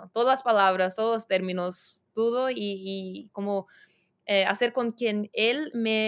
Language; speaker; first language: Spanish; non-native, fluent; Portuguese